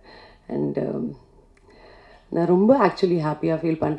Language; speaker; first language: Tamil; non-native, fluent; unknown